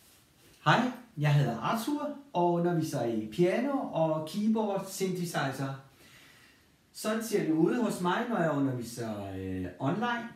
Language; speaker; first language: Danish; non-native, fluent; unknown